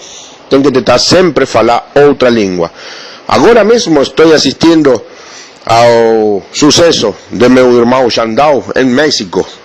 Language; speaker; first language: Portuguese; non-native, learner; Spanish